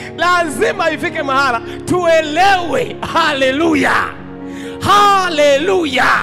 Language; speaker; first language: Swahili; native; Swahili